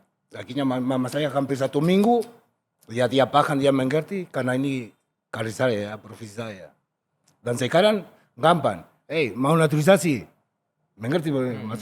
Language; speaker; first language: Indonesian; non-native, fluent; Spanish